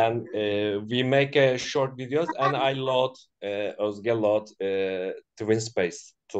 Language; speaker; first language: English; non-native, learner; Turkish